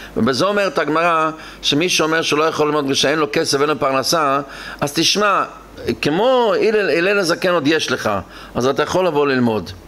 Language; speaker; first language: Hebrew; non-native, local second language; Yiddish